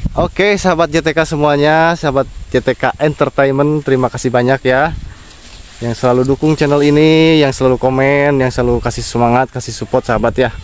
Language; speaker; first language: Indonesian; non-native, local second language; Sundanese